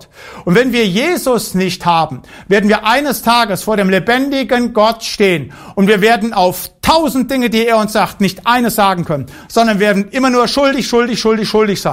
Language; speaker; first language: German; native; German